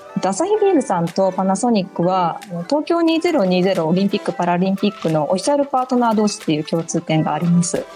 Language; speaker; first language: Japanese; native; Japanese